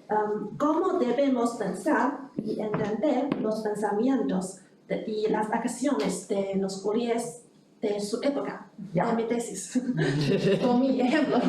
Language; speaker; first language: Spanish; non-native, learner; Chinese